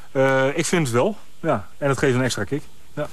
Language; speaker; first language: Dutch; native; Dutch